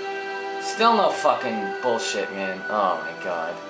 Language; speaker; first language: English; native; English